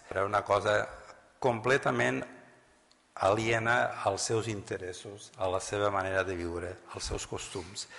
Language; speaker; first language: Catalan; native; Catalan